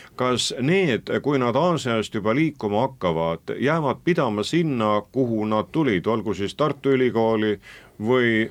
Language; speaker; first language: Estonian; native; Estonian